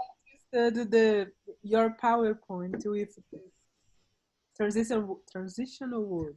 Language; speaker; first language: English; non-native, learner; Portuguese